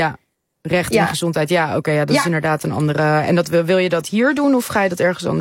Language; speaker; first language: Dutch; native; Dutch